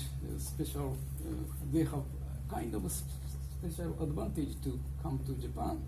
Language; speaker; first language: English; non-native, fluent; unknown